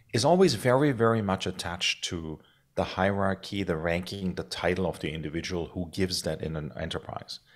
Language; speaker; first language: English; non-native, fluent; German